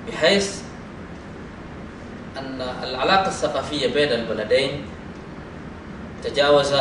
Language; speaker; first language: Arabic; non-native, fluent; Indonesian